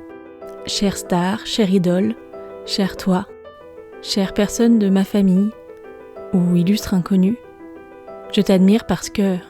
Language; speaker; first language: French; native; French